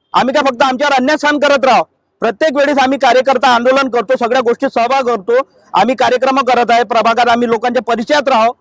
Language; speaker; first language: Marathi; non-native, local second language; Hindi